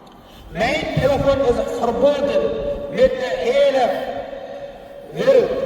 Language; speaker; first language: Dutch; non-native, learner; Uyghur